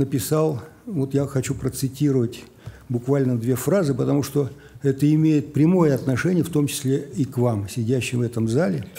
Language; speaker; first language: Russian; native; Russian